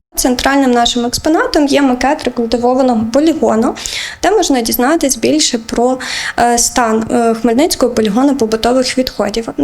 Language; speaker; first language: Ukrainian; native; Ukrainian